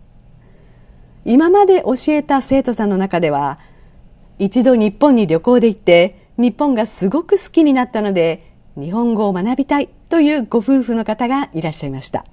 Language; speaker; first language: Japanese; native; Japanese